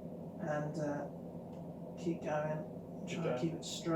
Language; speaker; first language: English; native; English